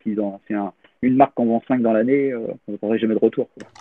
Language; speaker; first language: French; native; French